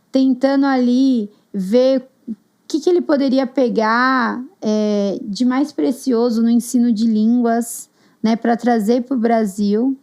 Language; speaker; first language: Portuguese; native; Portuguese